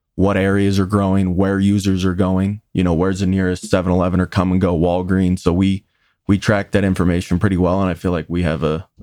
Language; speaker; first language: English; native; English